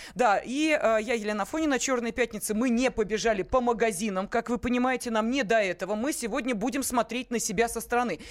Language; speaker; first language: Russian; native; Russian